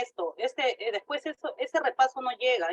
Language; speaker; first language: Spanish; native; Spanish